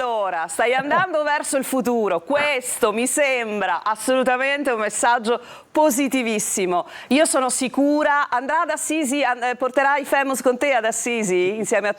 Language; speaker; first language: Italian; native; Italian